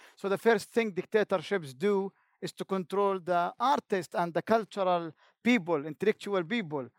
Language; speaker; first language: English; non-native, fluent; Arabic